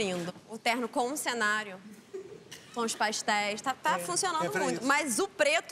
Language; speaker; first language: Portuguese; native; Portuguese